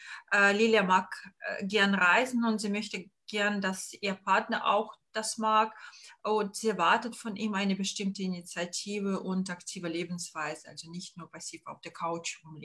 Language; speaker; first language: German; non-native, fluent; Russian